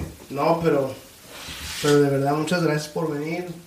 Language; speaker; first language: Spanish; early bilingual, heritage; Spanish